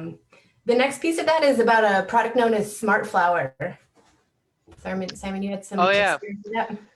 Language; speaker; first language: English; native; English